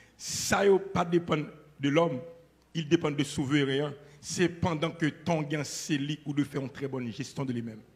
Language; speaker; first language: French; non-native, local second language; Haitian Creole